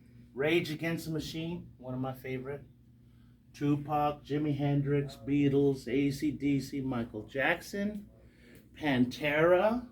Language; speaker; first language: English; native; English